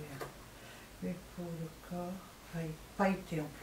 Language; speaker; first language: French; native; French